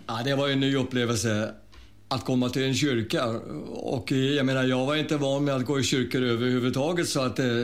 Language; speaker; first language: Swedish; non-native, fluent; German